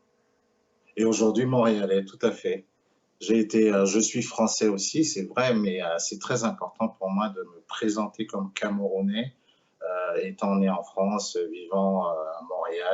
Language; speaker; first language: French; native; French